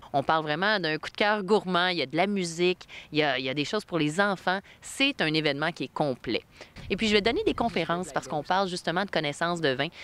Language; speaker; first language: French; native; French